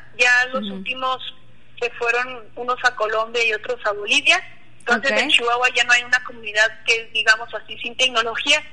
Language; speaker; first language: Spanish; non-native, local second language; Plautdietsch